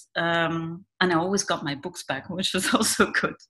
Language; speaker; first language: English; non-native, fluent; Dutch